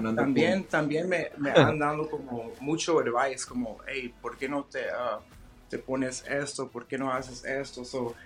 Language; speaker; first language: Spanish; early bilingual, heritage; Spanish